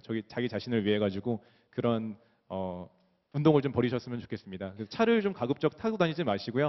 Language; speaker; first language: Korean; native; Korean